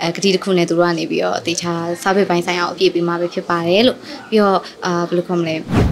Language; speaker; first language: Burmese; native; Burmese